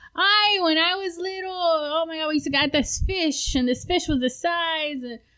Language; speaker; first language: English; early bilingual, other home language; Spanish